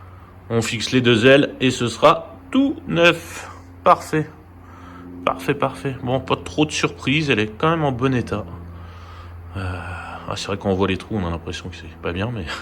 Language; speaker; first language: French; native; French